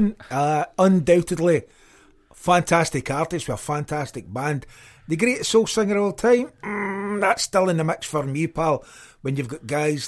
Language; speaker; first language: English; native; English